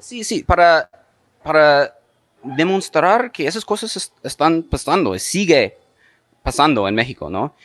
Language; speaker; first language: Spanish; non-native, fluent; English